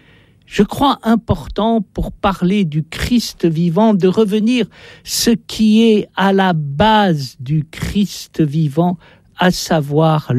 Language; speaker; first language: French; native; French